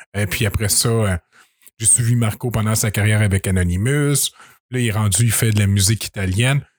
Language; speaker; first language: French; native; French